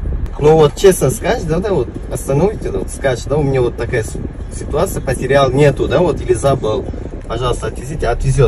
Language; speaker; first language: Russian; non-native, local second language; Uzbek